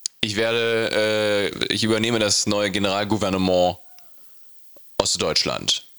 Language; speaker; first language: German; native; German